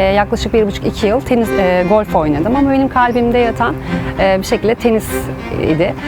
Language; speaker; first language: Turkish; native; Turkish